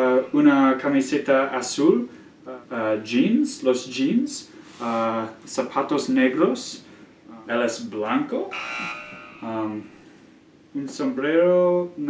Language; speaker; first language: Spanish; non-native, learner; English